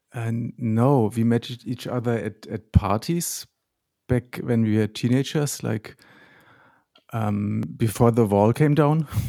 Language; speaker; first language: English; non-native, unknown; German